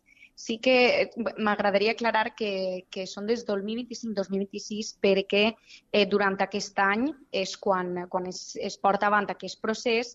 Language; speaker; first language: Catalan; native; Catalan